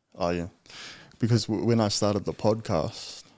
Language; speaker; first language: English; native; English